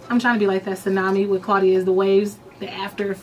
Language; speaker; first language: English; native; English